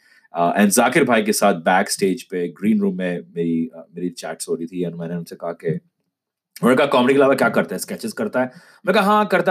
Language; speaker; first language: English; non-native, local second language; Urdu